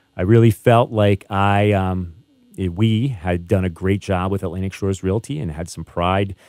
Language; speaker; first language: English; native; English